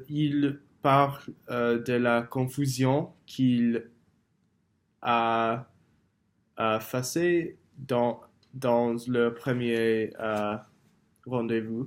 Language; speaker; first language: French; non-native, learner; English